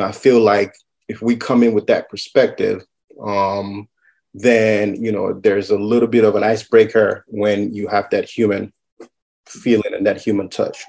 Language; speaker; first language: English; non-native, local second language; Yoruba